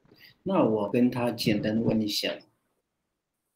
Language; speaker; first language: Chinese; non-native, fluent; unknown